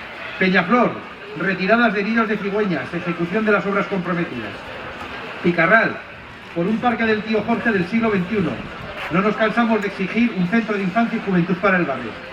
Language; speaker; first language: Spanish; native; Spanish